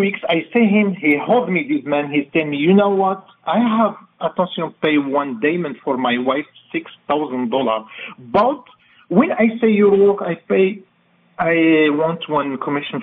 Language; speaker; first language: English; non-native, learner; French